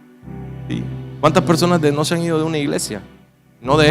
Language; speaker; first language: Spanish; native; Spanish